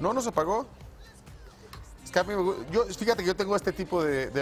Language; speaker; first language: Spanish; native; Spanish